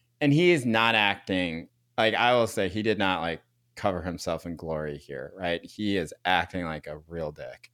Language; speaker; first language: English; native; English